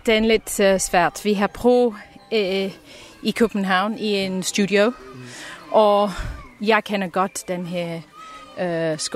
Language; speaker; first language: Danish; non-native, learner; English